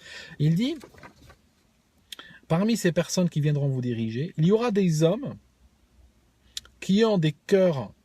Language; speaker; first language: French; native; French